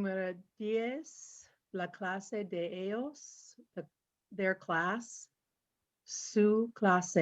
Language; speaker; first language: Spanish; non-native, learner; English